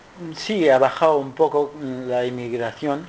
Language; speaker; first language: Spanish; non-native, learner; Kurdish